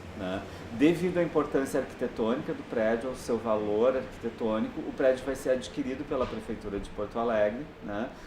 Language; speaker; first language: Portuguese; native; Portuguese